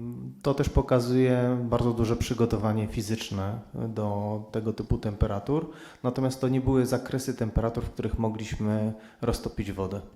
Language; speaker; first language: Polish; native; Polish